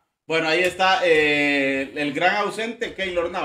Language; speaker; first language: Spanish; native; Spanish